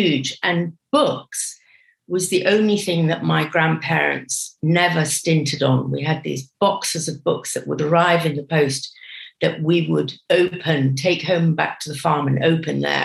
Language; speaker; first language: English; native; English